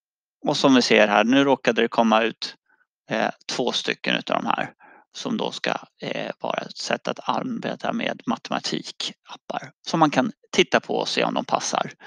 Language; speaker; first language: Swedish; native; Swedish